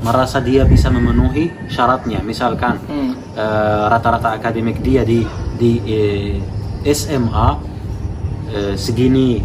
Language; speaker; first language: Indonesian; non-native, fluent; Arabic